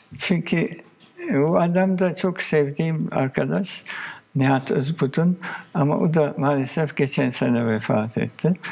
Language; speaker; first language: Turkish; early bilingual, heritage; Turkish